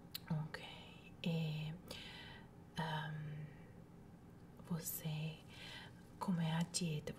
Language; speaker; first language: Portuguese; non-native, fluent; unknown